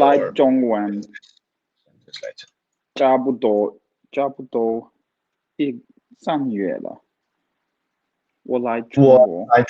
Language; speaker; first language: Chinese; non-native, learner; Swedish